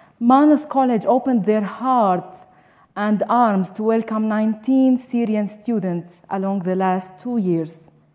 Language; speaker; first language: English; non-native, fluent; Arabic